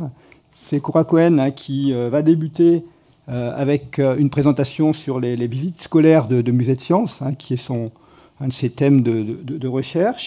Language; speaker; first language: French; native; French